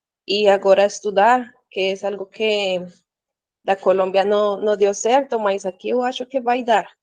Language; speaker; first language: Portuguese; non-native, learner; Spanish